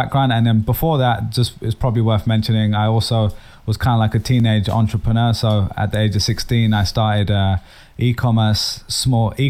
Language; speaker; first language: English; native; English